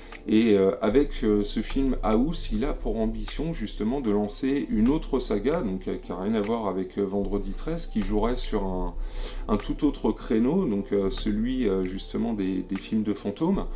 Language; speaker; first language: French; native; French